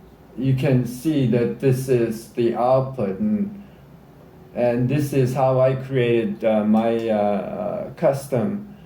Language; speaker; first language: English; native; English